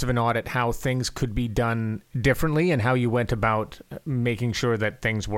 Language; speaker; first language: English; native; English